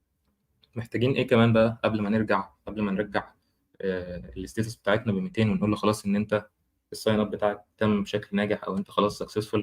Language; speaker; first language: Arabic; native; Arabic